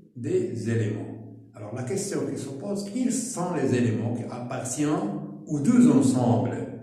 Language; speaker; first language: French; non-native, local second language; Arabic